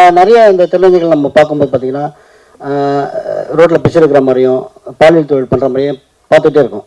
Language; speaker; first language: Tamil; native; Tamil